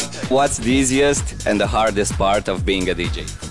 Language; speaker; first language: English; non-native, fluent; Romanian